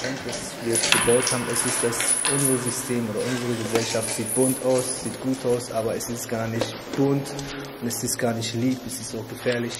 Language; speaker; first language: German; non-native, fluent; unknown